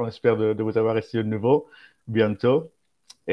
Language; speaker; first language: French; non-native, fluent; Spanish